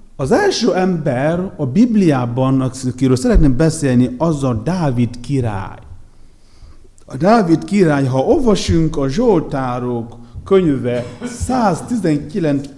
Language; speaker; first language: Hungarian; non-native, fluent; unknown